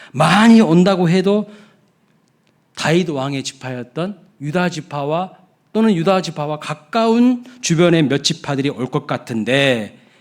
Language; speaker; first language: Korean; native; Korean